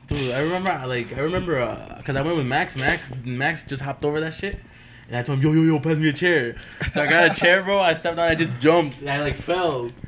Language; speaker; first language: English; early bilingual, other home language; Spanish